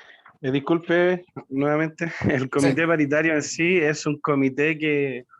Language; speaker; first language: Spanish; native; Spanish